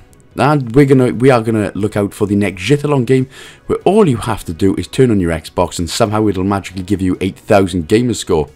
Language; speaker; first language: English; native; English